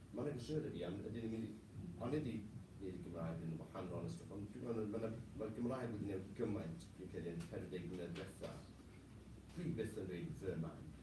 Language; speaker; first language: Welsh; non-native, local second language; English